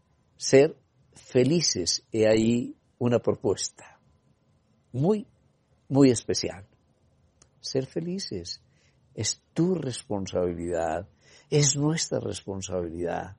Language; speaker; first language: Spanish; native; Spanish